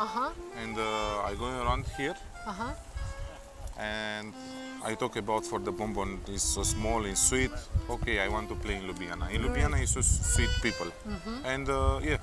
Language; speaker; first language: English; non-native, learner; Romanian